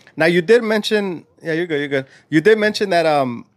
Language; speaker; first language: English; native; English